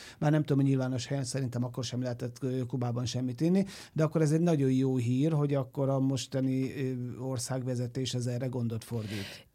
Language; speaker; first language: Hungarian; native; Hungarian